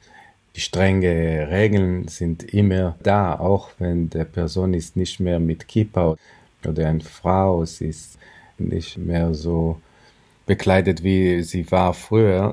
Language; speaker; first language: German; non-native, fluent; Hebrew